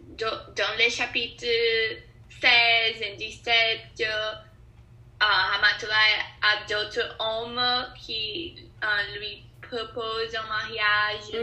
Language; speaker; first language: French; non-native, learner; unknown